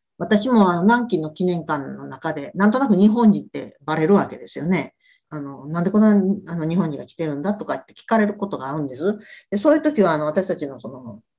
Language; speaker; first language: Japanese; native; Japanese